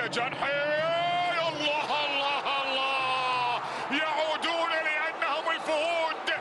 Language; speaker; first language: Arabic; native; Arabic